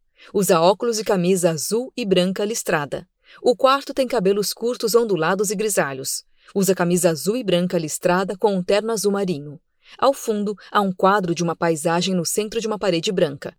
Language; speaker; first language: Portuguese; native; Portuguese